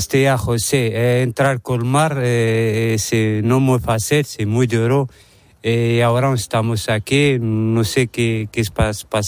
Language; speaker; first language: Spanish; non-native, learner; Arabic